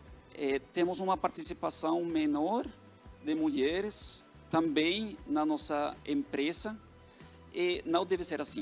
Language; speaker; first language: Portuguese; non-native, fluent; Norwegian